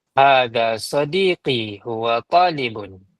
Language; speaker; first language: Arabic; non-native, fluent; Malay